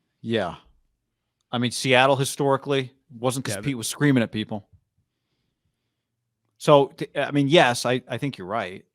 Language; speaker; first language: English; native; English